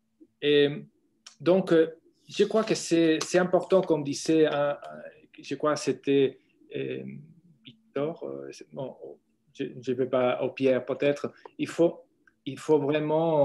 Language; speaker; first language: French; non-native, fluent; Spanish